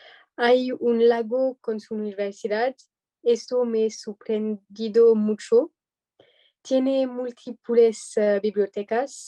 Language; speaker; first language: Spanish; non-native, learner; French